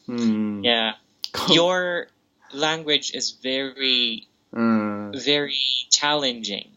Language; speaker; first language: English; non-native, local second language; Filipino